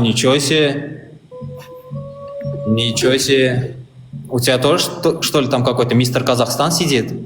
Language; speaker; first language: Russian; non-native, local second language; Turkmen